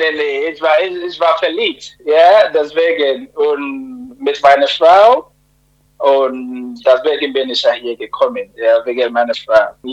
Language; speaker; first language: German; non-native, fluent; Akan